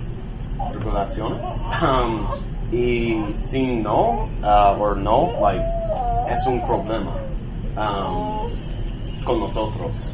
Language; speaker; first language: Spanish; non-native, learner; English